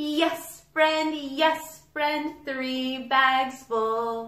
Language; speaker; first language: English; native; English